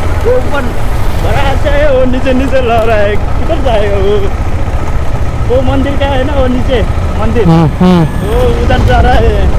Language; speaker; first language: Hindi; non-native, learner; Nepali